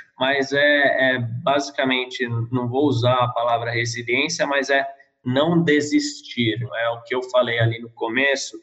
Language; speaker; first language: Portuguese; early bilingual, other home language; Norwegian